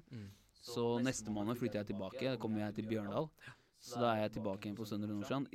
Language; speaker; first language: Norwegian; native; Norwegian